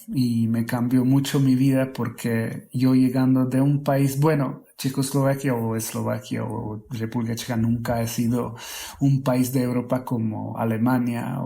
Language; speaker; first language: Spanish; non-native, fluent; Hungarian